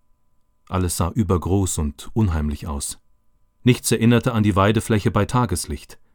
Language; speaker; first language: German; native; German